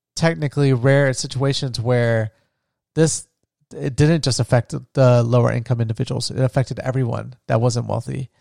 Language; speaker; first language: English; early bilingual, other home language; Spanish